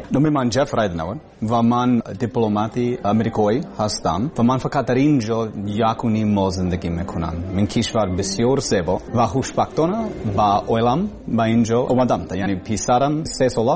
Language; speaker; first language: Persian; non-native, learner; English